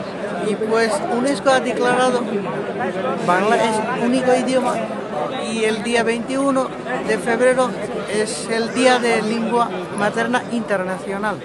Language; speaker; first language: Spanish; non-native, learner; Bangla